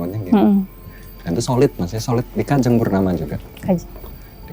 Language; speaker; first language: Indonesian; native; Indonesian